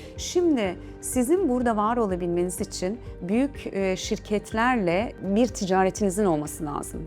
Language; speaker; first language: Turkish; native; Turkish